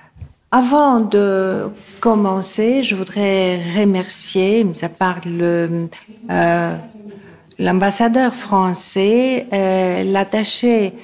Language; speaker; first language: French; non-native, fluent; Greek